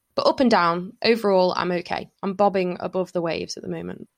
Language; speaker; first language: English; native; English